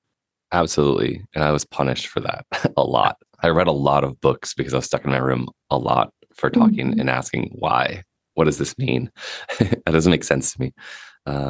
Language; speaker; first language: English; native; English